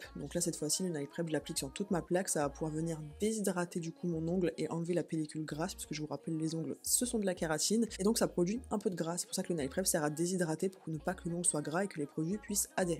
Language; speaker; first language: French; native; French